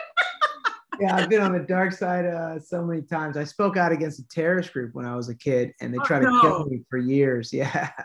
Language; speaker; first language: English; native; English